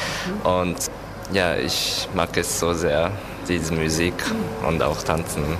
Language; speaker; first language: German; non-native, learner; Japanese